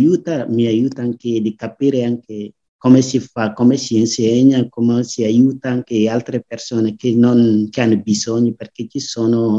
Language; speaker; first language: Italian; non-native, learner; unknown